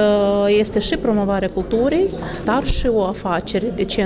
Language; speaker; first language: Romanian; non-native, local second language; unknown